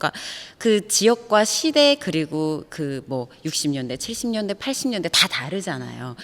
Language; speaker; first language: Korean; native; Korean